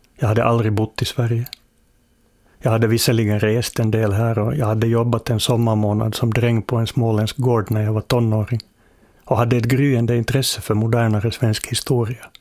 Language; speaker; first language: Swedish; native; Swedish